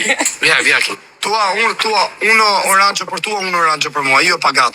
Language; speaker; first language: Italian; non-native, learner; Albanian